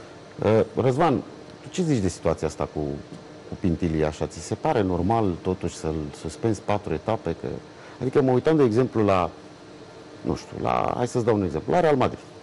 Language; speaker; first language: Romanian; native; Romanian